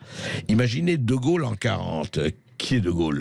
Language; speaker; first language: French; native; French